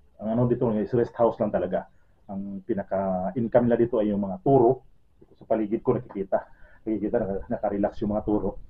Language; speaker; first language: Filipino; native; Filipino